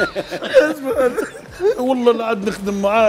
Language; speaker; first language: Arabic; native; Arabic